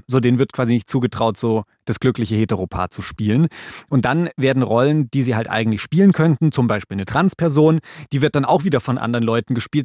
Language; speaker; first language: German; native; German